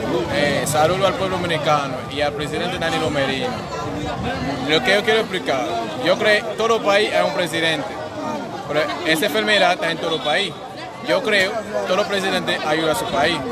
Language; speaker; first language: Spanish; non-native, learner; Haitian Creole